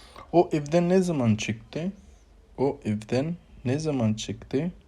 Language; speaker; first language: Turkish; non-native, learner; Urdu